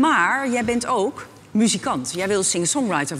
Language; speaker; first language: Dutch; native; Dutch